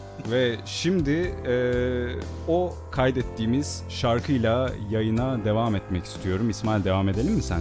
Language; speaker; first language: Turkish; native; Turkish